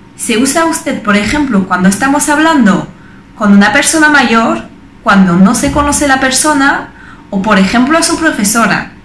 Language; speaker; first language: Spanish; non-native, fluent; French